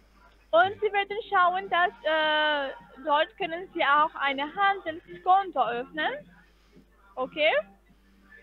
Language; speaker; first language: German; non-native, fluent; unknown